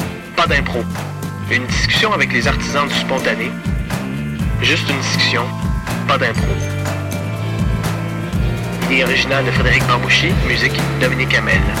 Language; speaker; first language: French; native; French